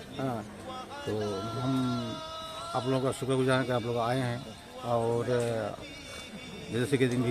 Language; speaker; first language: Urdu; non-native, local second language; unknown